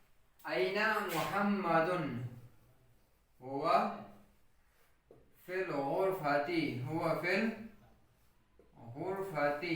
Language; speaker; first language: Arabic; non-native, fluent; Urdu